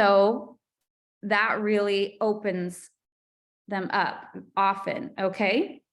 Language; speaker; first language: English; native; English